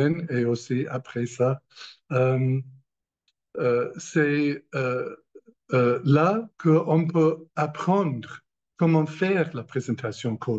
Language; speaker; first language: French; non-native, learner; English